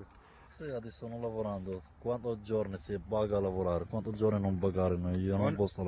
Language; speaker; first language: Italian; non-native, learner; Arabic